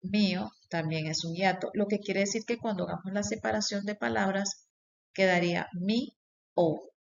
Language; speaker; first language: Spanish; native; Spanish